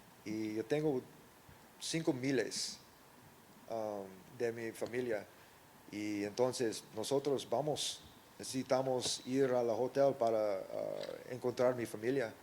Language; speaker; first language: Spanish; early bilingual, heritage; English